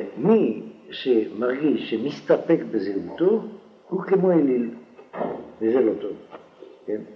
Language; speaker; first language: Hebrew; non-native, fluent; French